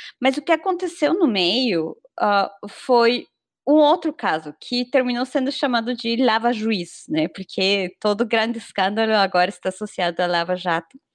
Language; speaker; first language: Portuguese; non-native, fluent; Spanish